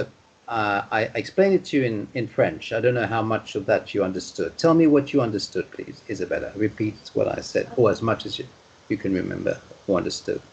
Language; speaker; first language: English; non-native, fluent; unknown